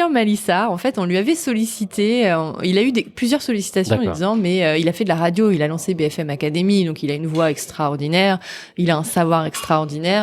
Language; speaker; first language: French; native; French